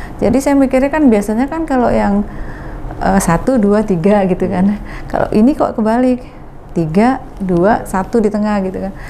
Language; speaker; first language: Indonesian; native; Indonesian